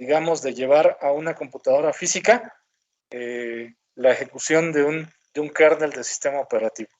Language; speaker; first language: Spanish; native; Spanish